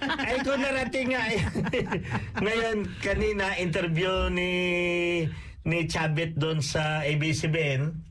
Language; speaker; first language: Filipino; non-native, local second language; Cebuano